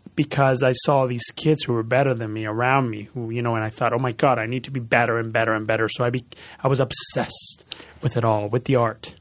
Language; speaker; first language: English; early bilingual, other home language; Spanish